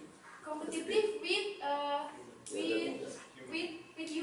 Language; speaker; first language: English; non-native, learner; Indonesian